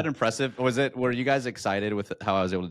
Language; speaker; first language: English; native; English